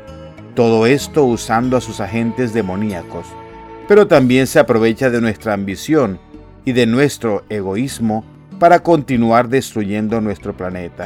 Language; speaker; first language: Spanish; native; Spanish